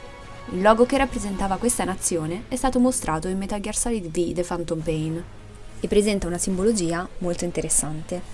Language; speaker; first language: Italian; native; Italian